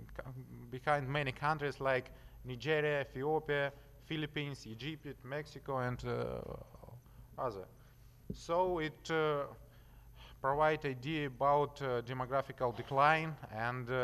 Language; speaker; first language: English; non-native, learner; Russian